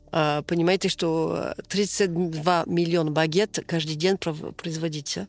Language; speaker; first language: Russian; non-native, learner; French